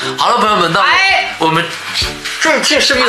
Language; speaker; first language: Chinese; native; Chinese